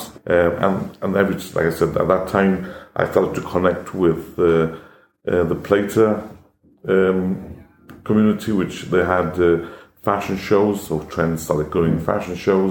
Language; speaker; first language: English; non-native, fluent; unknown